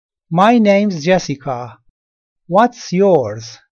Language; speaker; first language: English; non-native, fluent; Persian